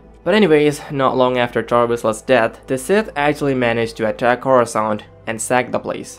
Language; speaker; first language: English; native; English